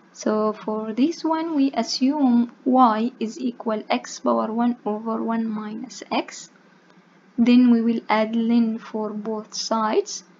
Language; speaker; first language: English; non-native, fluent; Arabic